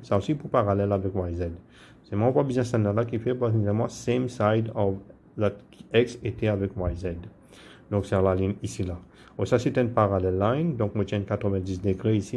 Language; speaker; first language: French; non-native, local second language; Morisyen